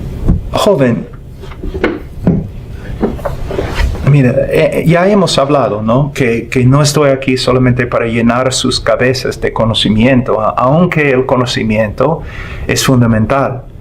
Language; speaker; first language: Spanish; non-native, fluent; English